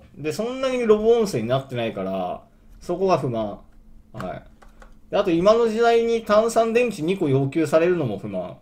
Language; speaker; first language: Japanese; native; Japanese